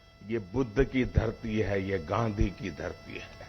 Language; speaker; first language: Hindi; non-native, local second language; Gujarati